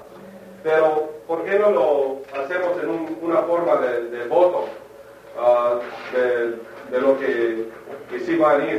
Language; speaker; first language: Spanish; non-native, fluent; English